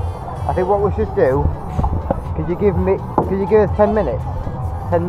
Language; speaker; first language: English; native; English